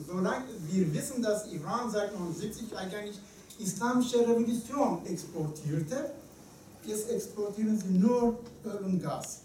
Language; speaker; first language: German; non-native, fluent; Turkish